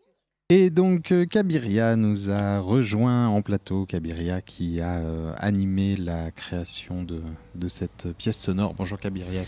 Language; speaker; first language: French; native; French